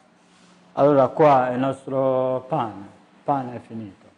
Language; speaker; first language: Italian; non-native, learner; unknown